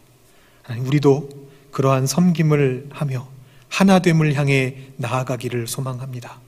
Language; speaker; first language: Korean; native; Korean